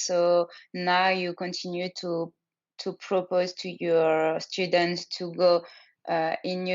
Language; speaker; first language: English; non-native, learner; French